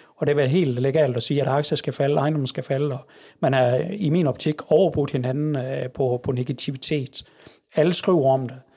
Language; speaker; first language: Danish; native; Danish